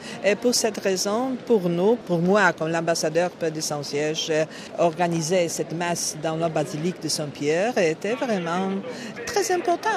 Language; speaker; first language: French; non-native, fluent; Polish